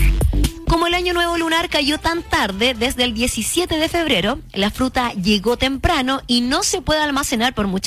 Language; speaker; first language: Spanish; native; Spanish